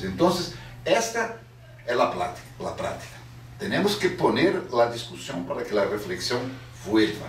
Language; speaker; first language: Spanish; non-native, fluent; Portuguese